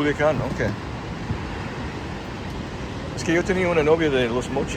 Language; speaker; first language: Spanish; non-native, fluent; English